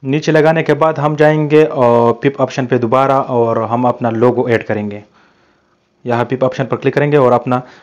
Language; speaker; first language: Urdu; non-native, local second language; Pashto